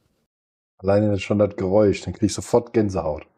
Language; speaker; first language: German; native; German